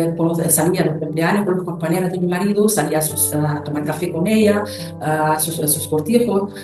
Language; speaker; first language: Spanish; non-native, fluent; Arabic